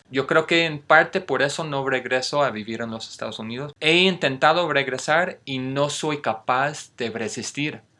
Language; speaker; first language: Spanish; non-native, fluent; English